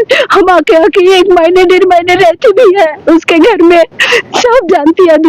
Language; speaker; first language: Hindi; non-native, local second language; Bangla